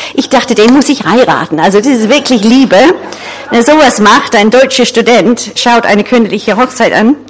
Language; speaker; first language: German; non-native, fluent; English